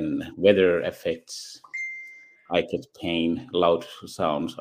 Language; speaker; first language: English; non-native, fluent; Finnish